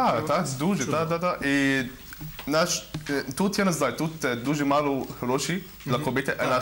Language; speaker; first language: Ukrainian; non-native, learner; Arabic